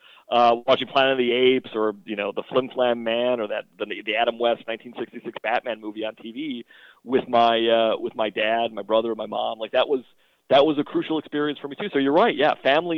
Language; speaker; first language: English; native; English